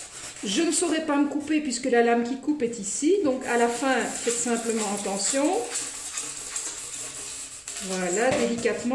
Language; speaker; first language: French; native; French